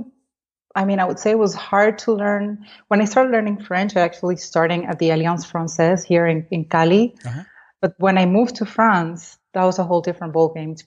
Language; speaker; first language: English; non-native, fluent; Spanish